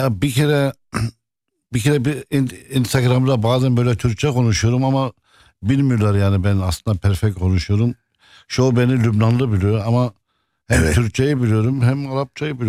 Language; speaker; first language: Turkish; non-native, local second language; Arabic